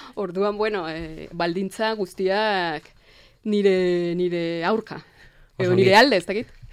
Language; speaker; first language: Basque; non-native, fluent; Spanish